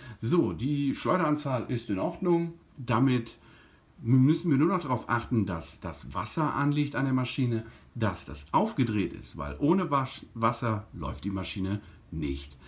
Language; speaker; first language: German; native; German